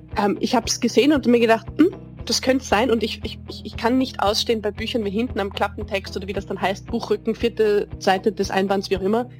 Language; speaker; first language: German; native; German